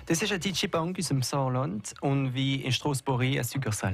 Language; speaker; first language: German; non-native, local second language; French